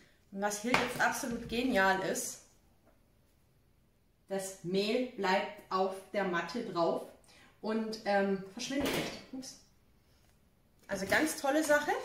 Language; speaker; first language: German; native; German